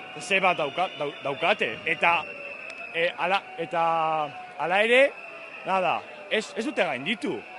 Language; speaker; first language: Basque; non-native, local second language; Spanish